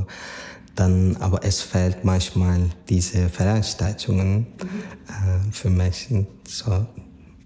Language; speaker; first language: German; non-native, learner; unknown